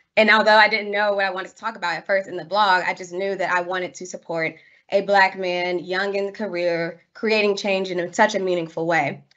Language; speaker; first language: English; native; English